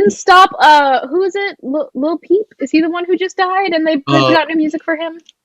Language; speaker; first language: English; native; English